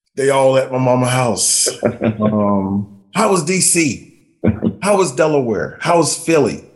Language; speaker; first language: English; native; English